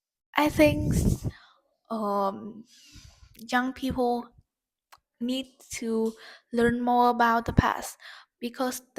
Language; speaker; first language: English; non-native, learner; Vietnamese